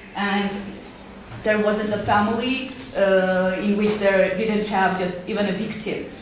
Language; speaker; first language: English; non-native, fluent; Armenian